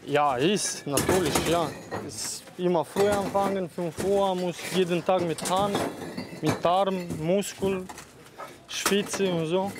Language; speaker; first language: German; non-native, learner; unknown